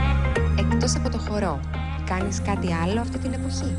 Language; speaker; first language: Greek; native; Greek